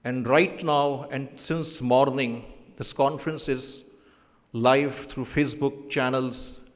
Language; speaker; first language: English; non-native, local second language; Urdu